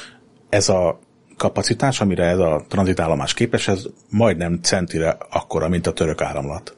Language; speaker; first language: Hungarian; native; Hungarian